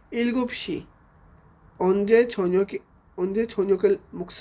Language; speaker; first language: Korean; non-native, fluent; Urdu